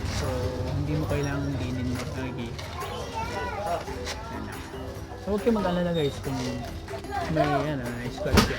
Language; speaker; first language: Filipino; native; Filipino